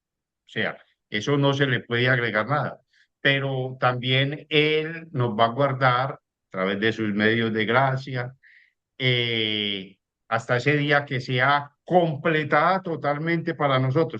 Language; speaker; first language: Spanish; native; Spanish